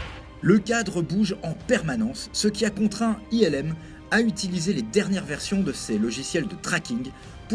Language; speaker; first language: French; native; French